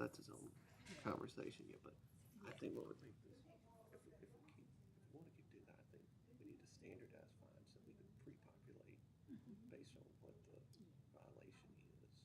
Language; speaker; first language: English; native; English